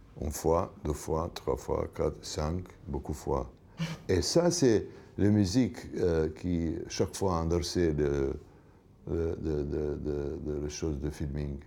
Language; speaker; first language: French; non-native, learner; Serbian